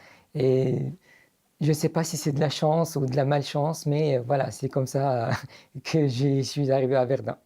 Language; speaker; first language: French; non-native, fluent; Arabic